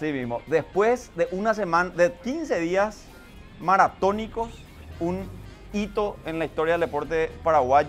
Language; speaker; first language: Spanish; native; Spanish